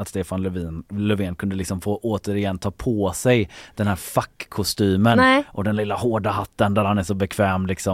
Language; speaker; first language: Swedish; native; Swedish